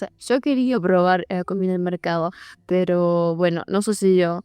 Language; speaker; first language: Spanish; non-native, fluent; Ukrainian